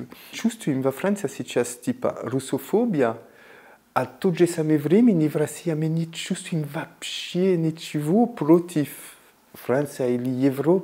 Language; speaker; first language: Russian; non-native, fluent; French